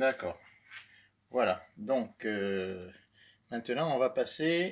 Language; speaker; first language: French; native; French